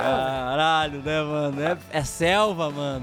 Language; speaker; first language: Portuguese; native; Portuguese